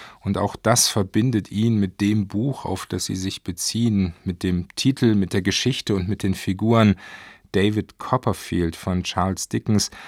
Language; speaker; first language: German; native; German